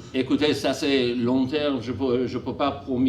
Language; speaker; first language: French; non-native, learner; Armenian